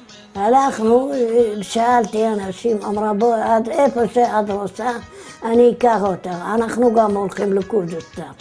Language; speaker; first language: Hebrew; non-native, fluent; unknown